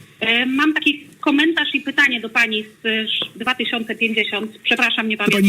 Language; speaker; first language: Polish; native; Polish